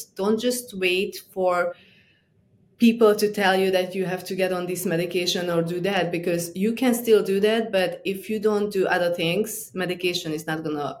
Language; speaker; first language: English; non-native, fluent; Romanian